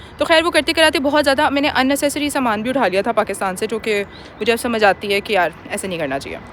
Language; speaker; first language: Urdu; native; Urdu